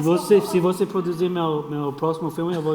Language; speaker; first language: Portuguese; non-native, fluent; English